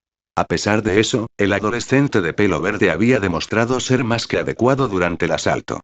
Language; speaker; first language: Spanish; native; Spanish